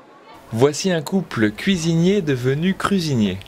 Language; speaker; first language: French; native; French